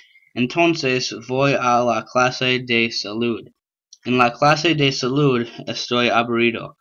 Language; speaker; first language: Spanish; non-native, learner; English